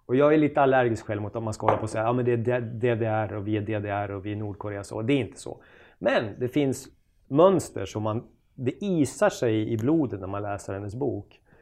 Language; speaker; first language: Swedish; native; Swedish